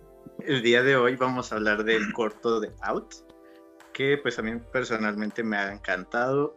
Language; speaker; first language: Spanish; native; Spanish